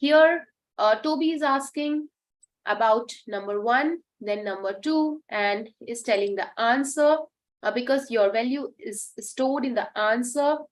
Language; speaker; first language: English; non-native, local second language; Hindi